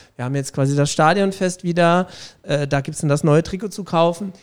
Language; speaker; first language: German; native; German